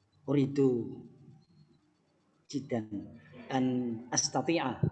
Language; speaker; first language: Arabic; non-native, learner; Indonesian